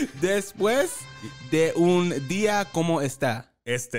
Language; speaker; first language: Spanish; non-native, learner; English